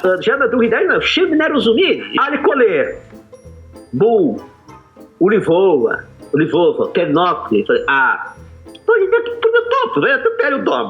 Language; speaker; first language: Ukrainian; early bilingual, heritage; Portuguese